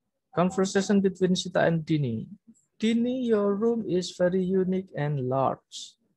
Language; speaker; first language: English; non-native, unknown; Indonesian